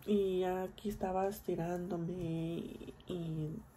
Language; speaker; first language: Spanish; early bilingual, heritage; Spanish